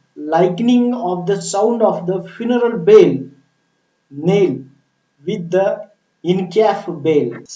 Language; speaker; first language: English; non-native, local second language; Marathi